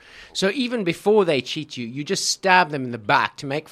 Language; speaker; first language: English; native; English